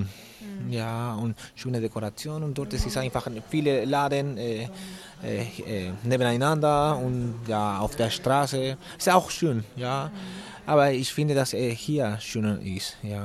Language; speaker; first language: German; non-native, learner; Spanish